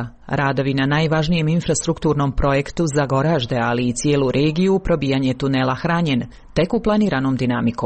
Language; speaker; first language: Serbian; native; Serbian